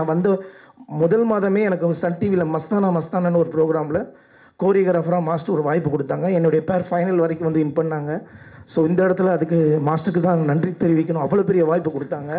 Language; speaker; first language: Tamil; native; Tamil